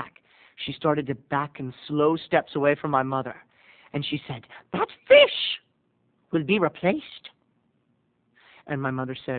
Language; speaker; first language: English; native; English